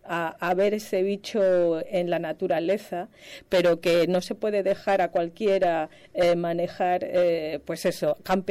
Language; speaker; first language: Spanish; native; Spanish